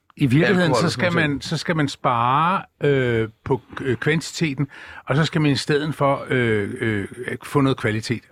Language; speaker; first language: Danish; native; Danish